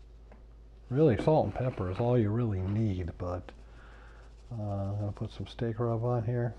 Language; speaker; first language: English; native; English